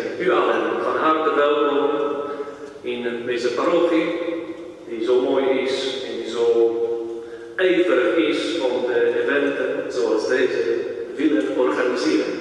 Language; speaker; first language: Dutch; non-native, fluent; Polish